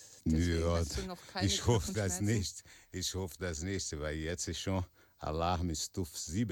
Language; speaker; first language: German; non-native, learner; Portuguese